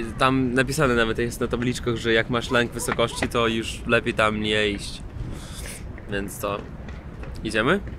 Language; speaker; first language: Polish; non-native, fluent; Russian